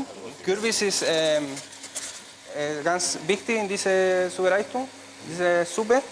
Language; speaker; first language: German; non-native, learner; Spanish